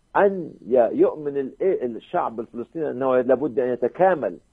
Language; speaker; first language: Arabic; native; Arabic